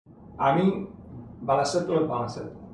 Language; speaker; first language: Spanish; early bilingual, heritage; English